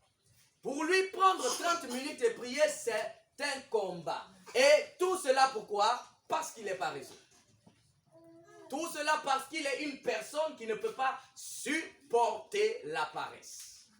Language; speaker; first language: French; non-native, local second language; Lingala